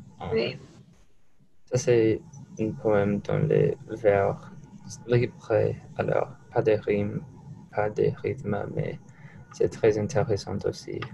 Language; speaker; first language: French; non-native, learner; English